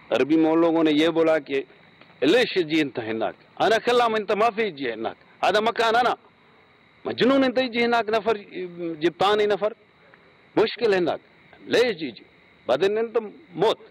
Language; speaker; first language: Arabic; non-native, learner; Urdu